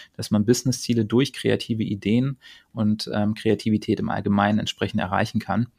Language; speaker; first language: German; native; German